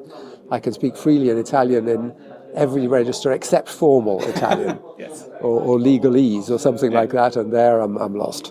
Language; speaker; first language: English; native; English